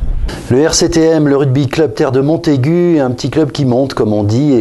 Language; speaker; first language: French; native; French